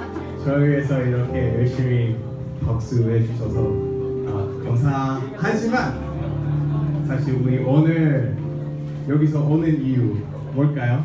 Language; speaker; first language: Korean; non-native, fluent; English